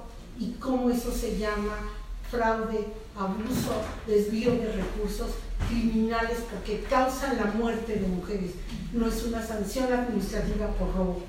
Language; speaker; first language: Spanish; native; Spanish